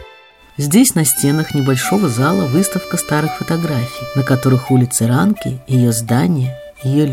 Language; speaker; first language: Russian; native; Russian